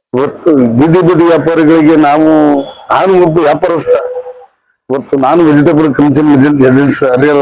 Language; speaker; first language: Kannada; native; Kannada